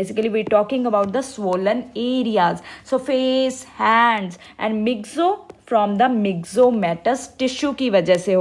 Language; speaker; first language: English; non-native, local second language; Hindi